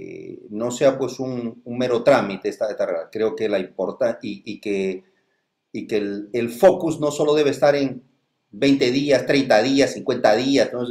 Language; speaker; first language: Spanish; native; Spanish